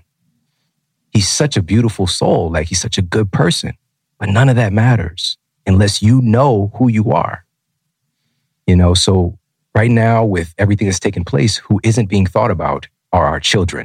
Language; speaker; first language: English; native; English